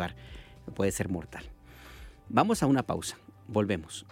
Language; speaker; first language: Spanish; native; Spanish